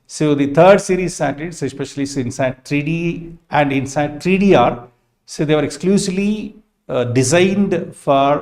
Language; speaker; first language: English; non-native, local second language; Kannada